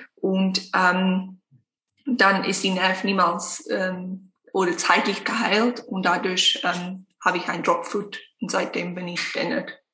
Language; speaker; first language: German; non-native, fluent; Afrikaans